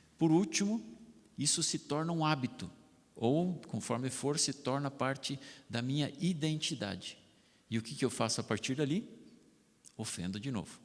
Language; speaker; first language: Portuguese; non-native, local second language; German